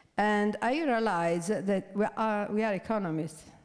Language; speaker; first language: English; non-native, fluent; Italian